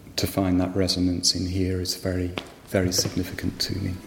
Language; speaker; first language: English; native; English